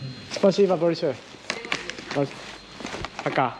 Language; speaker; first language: Russian; non-native, learner; Japanese